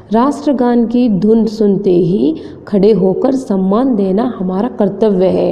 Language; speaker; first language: Hindi; non-native, local second language; Kannada